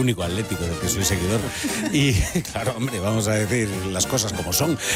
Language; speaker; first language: Spanish; native; Spanish